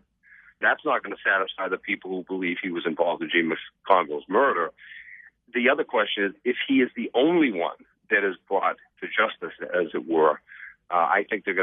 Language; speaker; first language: English; native; English